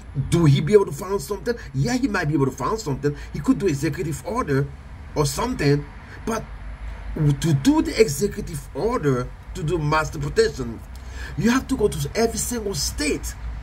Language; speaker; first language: English; non-native, fluent; Haitian Creole